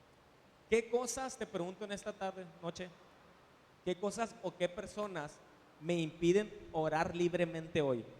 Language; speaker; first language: Spanish; native; Spanish